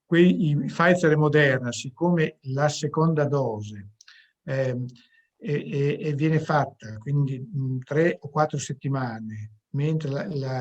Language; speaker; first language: Italian; native; Italian